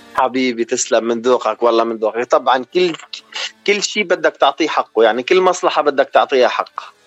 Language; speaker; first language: Arabic; native; Arabic